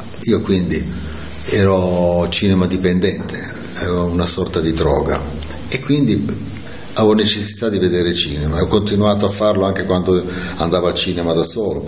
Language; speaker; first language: Italian; native; Italian